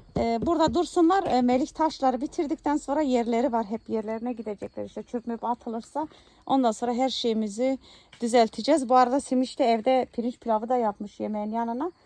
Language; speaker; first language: Turkish; early bilingual, heritage; Turkish